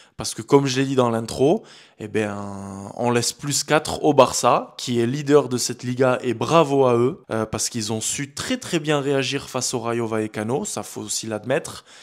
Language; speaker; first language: French; native; French